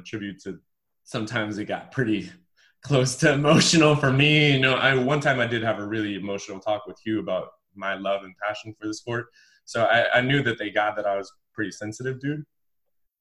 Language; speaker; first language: English; native; English